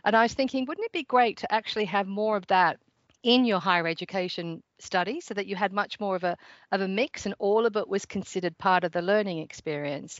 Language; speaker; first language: English; native; English